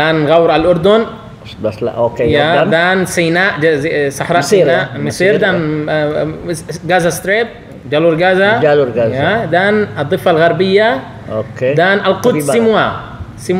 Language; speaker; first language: Indonesian; non-native, learner; Arabic